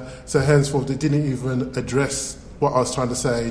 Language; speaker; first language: English; native; English